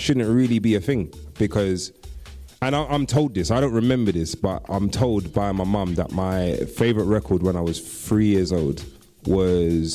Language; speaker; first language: English; native; English